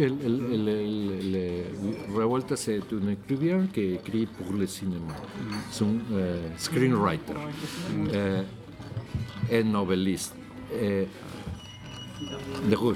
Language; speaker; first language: French; non-native, learner; Spanish